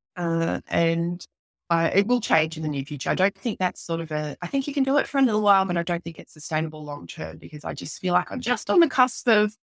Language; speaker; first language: English; native; English